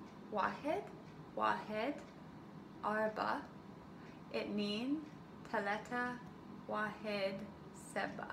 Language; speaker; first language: Arabic; non-native, learner; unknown